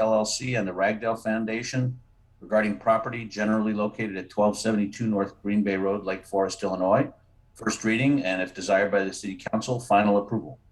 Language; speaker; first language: English; native; English